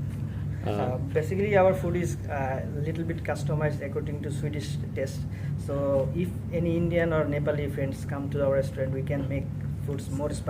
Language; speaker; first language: English; non-native, fluent; Bangla